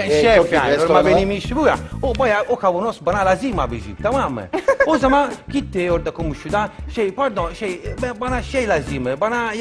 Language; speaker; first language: Turkish; non-native, learner; Italian